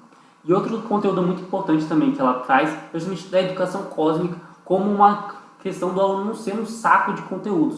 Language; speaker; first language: Portuguese; native; Portuguese